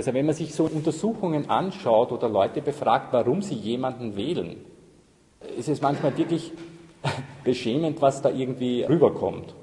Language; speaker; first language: German; native; German